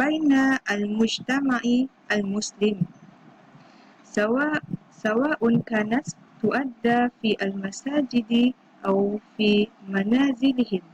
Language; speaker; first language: Arabic; non-native, learner; Malay